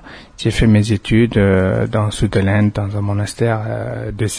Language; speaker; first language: French; non-native, fluent; Tibetan